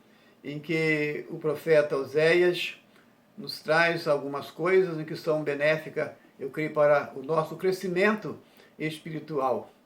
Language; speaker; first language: Portuguese; native; Portuguese